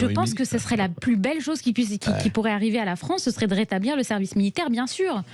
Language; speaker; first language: French; native; French